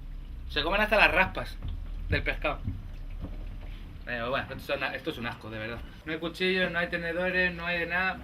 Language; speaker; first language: Spanish; native; Spanish